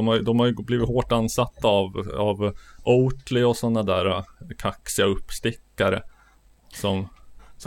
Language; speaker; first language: Swedish; native; Swedish